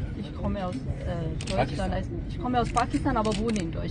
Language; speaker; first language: German; non-native, fluent; Urdu